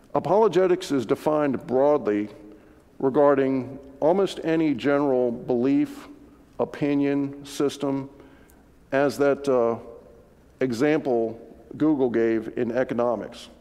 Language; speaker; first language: English; native; English